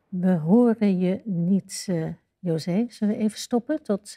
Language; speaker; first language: Dutch; native; Dutch